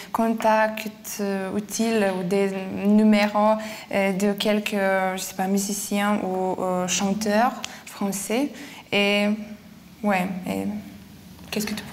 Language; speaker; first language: French; non-native, fluent; Lithuanian